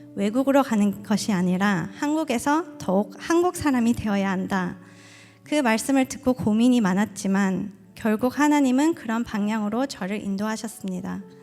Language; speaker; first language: Korean; early bilingual, heritage; Korean